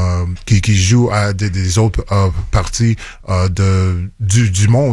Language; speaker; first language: French; non-native, local second language; English